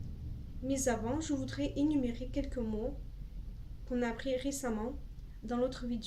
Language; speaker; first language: French; non-native, fluent; Russian